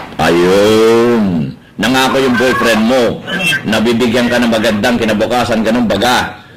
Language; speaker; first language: Filipino; native; Filipino